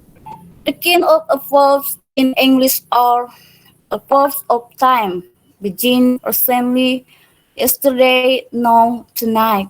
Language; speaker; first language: English; non-native, learner; Indonesian